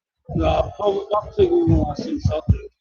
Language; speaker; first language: English; non-native, learner; Spanish